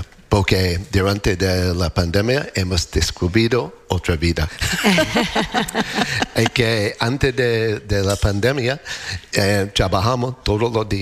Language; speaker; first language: Spanish; non-native, learner; English